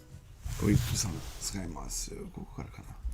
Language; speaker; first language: Japanese; non-native, learner; English